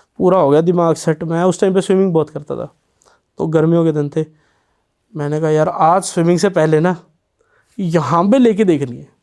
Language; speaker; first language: Hindi; non-native, local second language; Punjabi